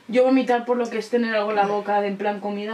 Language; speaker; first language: Spanish; native; Spanish